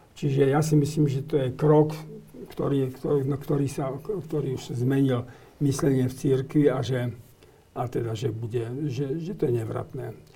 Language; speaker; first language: Slovak; native; Slovak